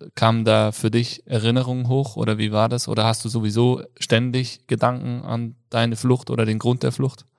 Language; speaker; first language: German; native; German